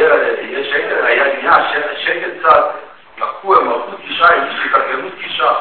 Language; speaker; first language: Hebrew; non-native, fluent; Russian